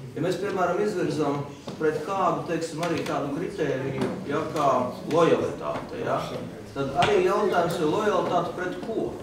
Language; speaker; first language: Latvian; non-native, local second language; Russian